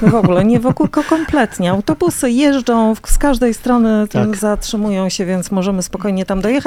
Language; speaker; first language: Polish; native; Polish